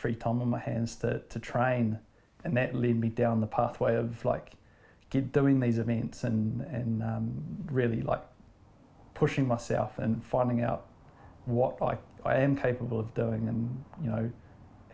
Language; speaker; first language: English; native; English